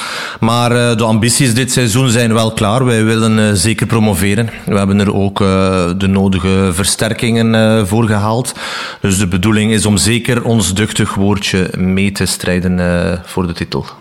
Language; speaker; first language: Dutch; native; Dutch